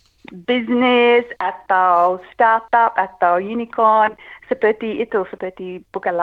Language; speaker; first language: Indonesian; non-native, fluent; English